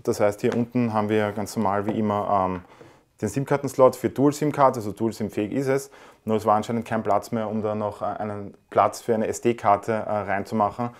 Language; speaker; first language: German; native; German